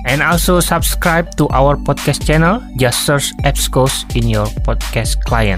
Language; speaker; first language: English; non-native, fluent; Javanese